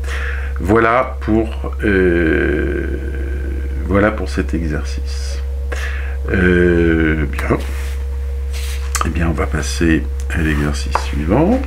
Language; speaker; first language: French; native; French